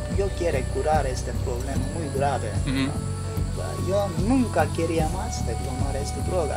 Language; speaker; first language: Spanish; non-native, learner; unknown